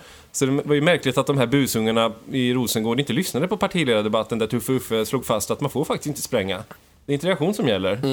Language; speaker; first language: Swedish; native; Swedish